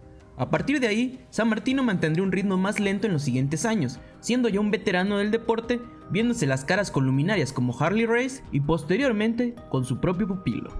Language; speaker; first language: Spanish; native; Spanish